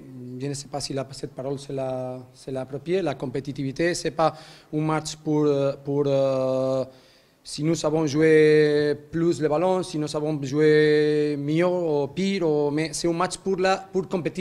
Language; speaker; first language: French; non-native, learner; Spanish